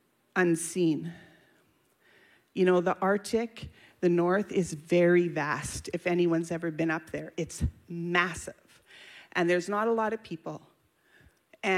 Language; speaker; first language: English; native; English